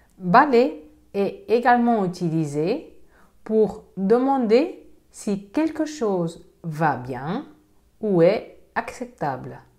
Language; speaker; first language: French; non-native, fluent; Spanish